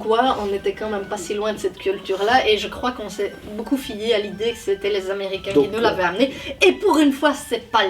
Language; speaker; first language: French; native; French